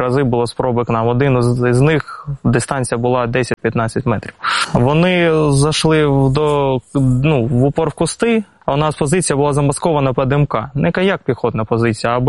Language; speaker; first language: Ukrainian; native; Ukrainian